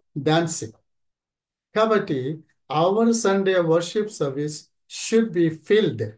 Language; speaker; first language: English; non-native, local second language; Telugu